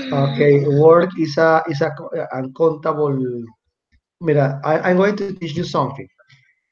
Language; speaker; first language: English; non-native, fluent; Spanish